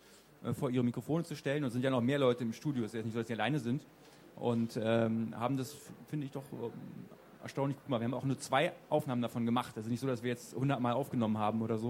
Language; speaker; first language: German; native; German